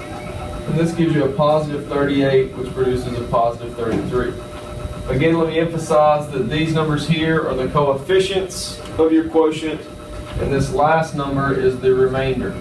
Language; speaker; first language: English; native; English